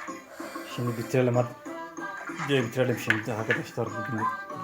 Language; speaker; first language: Turkish; native; Turkish